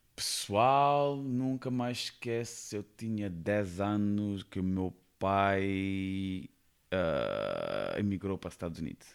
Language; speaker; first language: Portuguese; non-native, fluent; Kabuverdianu